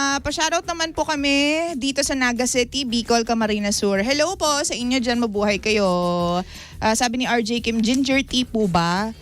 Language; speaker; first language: Filipino; native; Filipino